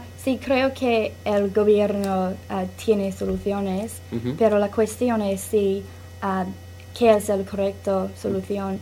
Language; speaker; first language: Spanish; non-native, learner; English